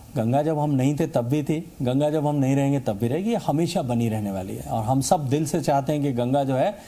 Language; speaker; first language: Hindi; native; Hindi